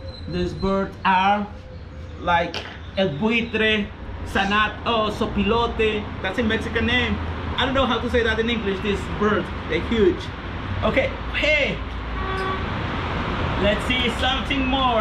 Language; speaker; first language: English; non-native, fluent; Spanish